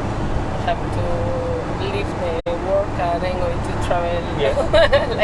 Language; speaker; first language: English; non-native, learner; Spanish